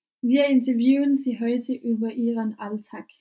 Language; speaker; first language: German; non-native, learner; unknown